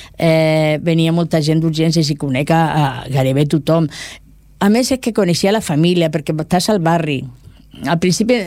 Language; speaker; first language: Catalan; non-native, local second language; Spanish